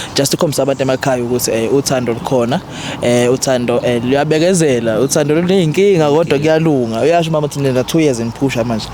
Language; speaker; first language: Zulu; native; Zulu